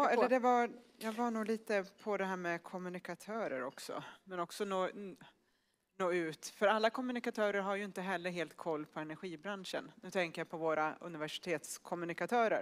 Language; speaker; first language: Swedish; native; Swedish